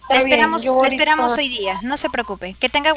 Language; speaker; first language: Spanish; native; Spanish